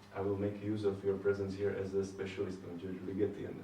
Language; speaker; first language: English; non-native, fluent; Slovak